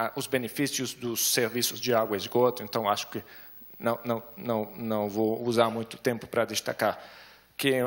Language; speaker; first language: Portuguese; non-native, fluent; German